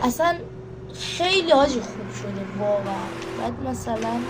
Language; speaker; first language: Persian; native; Persian